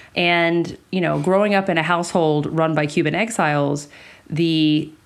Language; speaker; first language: English; early bilingual, other home language; Spanish